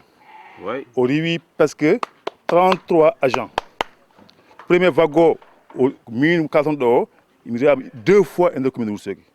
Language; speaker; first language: French; non-native, learner; Fula